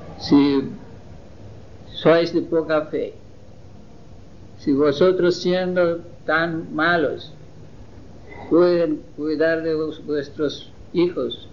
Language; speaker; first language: Spanish; non-native, fluent; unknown